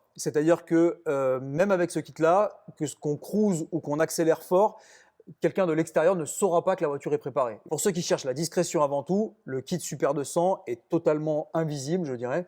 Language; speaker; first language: French; native; French